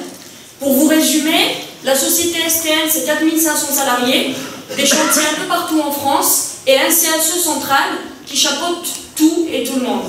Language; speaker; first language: French; native; French